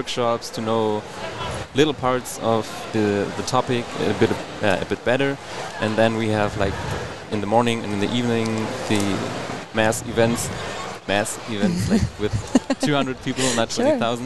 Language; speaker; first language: English; non-native, fluent; German